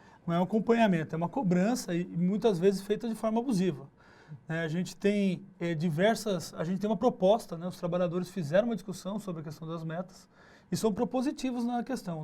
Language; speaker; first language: Portuguese; native; Portuguese